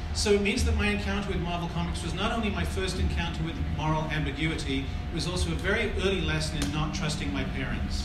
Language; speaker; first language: English; native; English